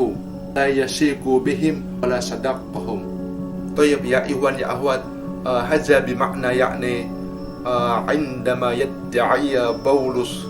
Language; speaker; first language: Arabic; non-native, learner; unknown